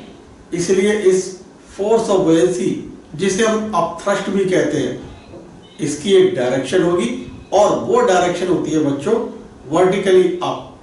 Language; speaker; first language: Hindi; native; Hindi